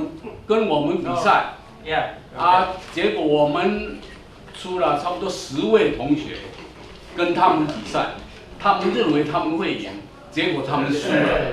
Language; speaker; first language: Chinese; non-native, local second language; Min Nan Chinese